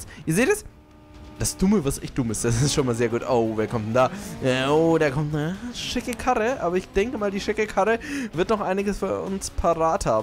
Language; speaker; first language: German; native; German